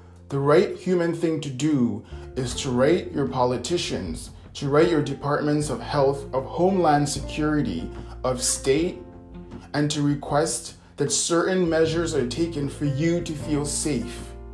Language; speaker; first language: English; native; English